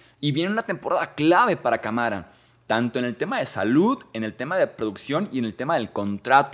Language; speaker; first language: Spanish; native; Spanish